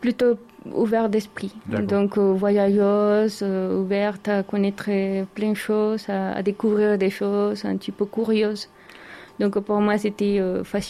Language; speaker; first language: French; non-native, fluent; Spanish